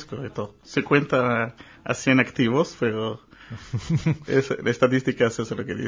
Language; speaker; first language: Spanish; early bilingual, heritage; Spanish